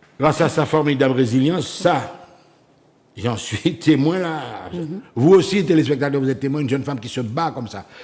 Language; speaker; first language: French; native; French